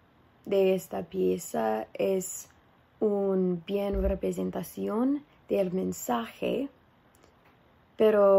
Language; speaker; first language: Spanish; non-native, learner; English